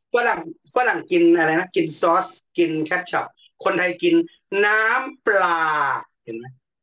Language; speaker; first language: Thai; native; Thai